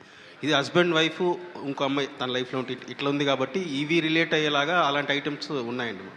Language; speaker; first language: Telugu; native; Telugu